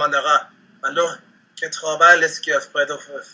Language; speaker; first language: French; non-native, learner; Spanish